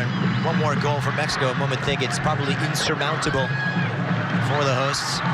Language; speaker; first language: English; native; English